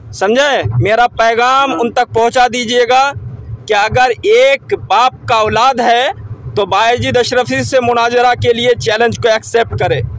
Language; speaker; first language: Hindi; non-native, local second language; Bangla